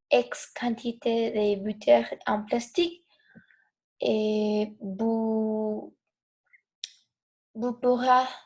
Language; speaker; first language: French; non-native, learner; Spanish